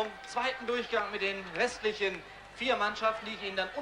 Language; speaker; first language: German; native; German